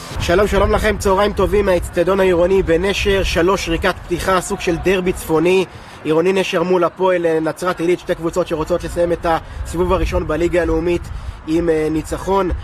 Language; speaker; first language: Hebrew; native; Hebrew